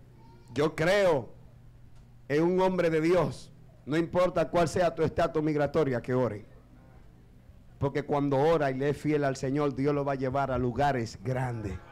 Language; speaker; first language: Spanish; native; Spanish